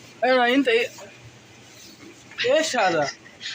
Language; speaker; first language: Arabic; non-native, learner; Bangla